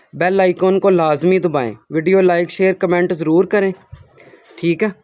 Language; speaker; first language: Urdu; non-native, local second language; Punjabi